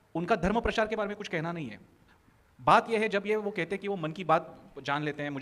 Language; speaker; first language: Hindi; non-native, local second language; Marathi